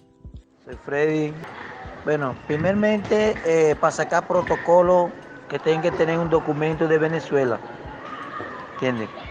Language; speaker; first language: Spanish; non-native, local second language; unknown